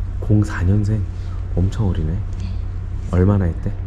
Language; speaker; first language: Korean; native; Korean